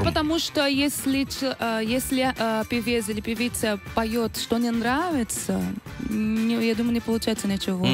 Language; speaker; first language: Russian; non-native, learner; Portuguese